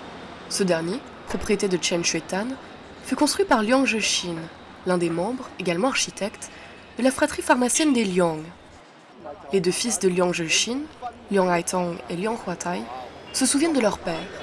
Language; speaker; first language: French; native; French